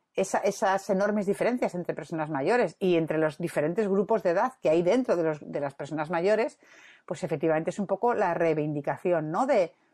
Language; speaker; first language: Spanish; native; Spanish